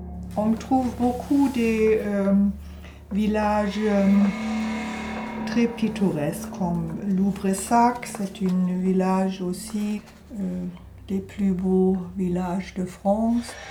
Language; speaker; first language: French; non-native, learner; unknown